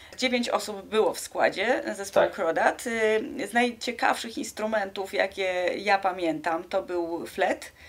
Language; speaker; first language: Polish; native; Polish